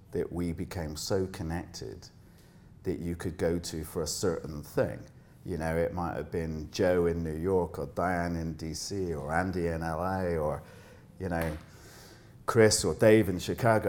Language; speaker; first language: English; native; English